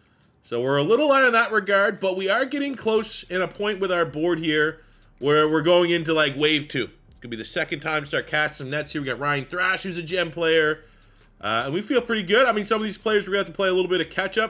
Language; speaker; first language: English; native; English